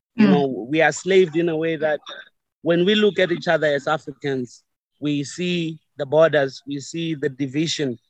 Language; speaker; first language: English; non-native, local second language; Venda